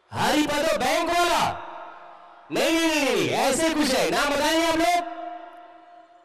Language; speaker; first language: Hindi; non-native, local second language; Bangla